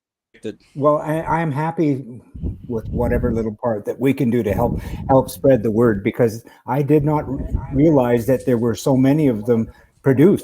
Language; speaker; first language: English; native; English